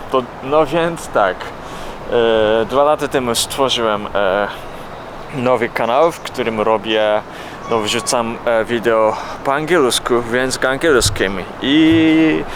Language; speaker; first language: Polish; non-native, learner; Japanese